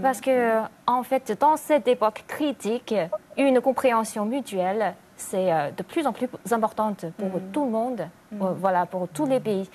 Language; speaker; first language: French; non-native, fluent; Chinese